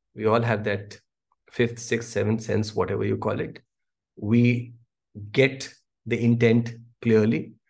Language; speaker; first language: English; non-native, local second language; Hindi